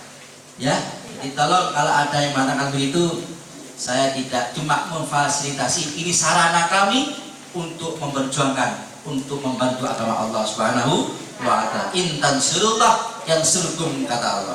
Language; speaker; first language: Indonesian; native; Indonesian